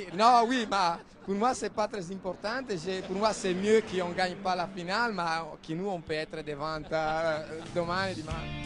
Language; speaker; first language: French; non-native, fluent; Italian